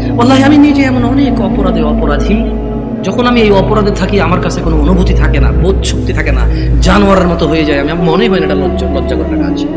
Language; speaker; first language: Bangla; early bilingual, heritage; Bangla